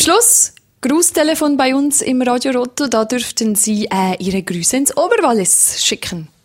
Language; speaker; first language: German; native; German